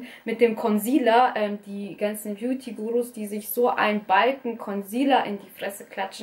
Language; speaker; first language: German; early bilingual, other home language; Russian